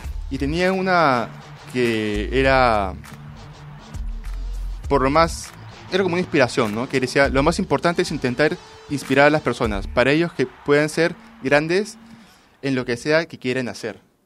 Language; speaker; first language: Spanish; native; Spanish